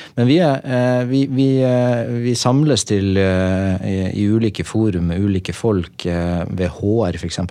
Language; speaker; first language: Norwegian; native; Norwegian